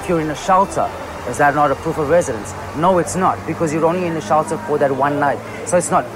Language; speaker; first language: English; native; English